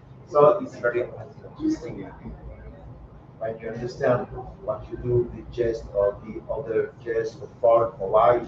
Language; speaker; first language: English; non-native, learner; French